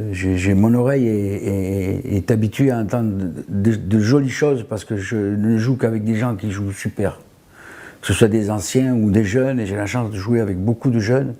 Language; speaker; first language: French; native; French